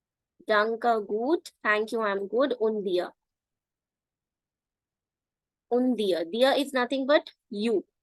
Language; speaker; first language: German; non-native, fluent; Hindi